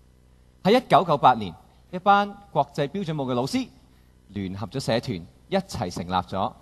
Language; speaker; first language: Chinese; non-native, local second language; Cantonese